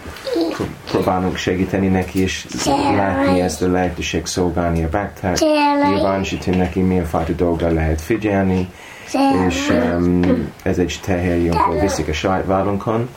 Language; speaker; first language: Hungarian; non-native, learner; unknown